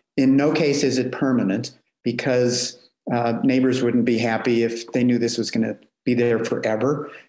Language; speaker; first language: English; native; English